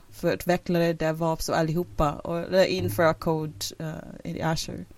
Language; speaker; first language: Swedish; non-native, fluent; Filipino